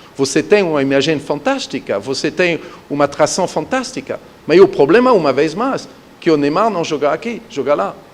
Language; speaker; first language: Portuguese; non-native, fluent; French